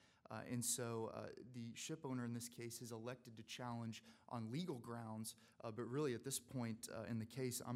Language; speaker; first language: English; native; English